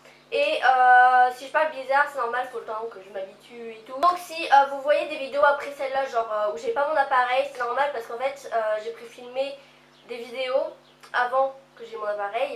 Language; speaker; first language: French; native; French